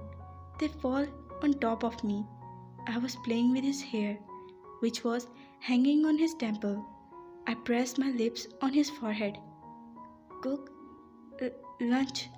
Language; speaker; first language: English; non-native, local second language; Urdu